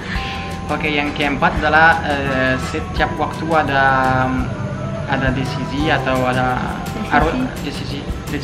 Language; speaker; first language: Indonesian; non-native, fluent; French